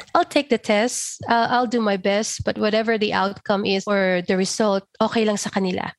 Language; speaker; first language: English; non-native, local second language; Filipino